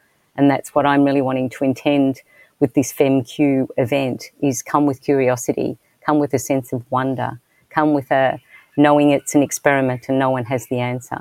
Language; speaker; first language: English; native; English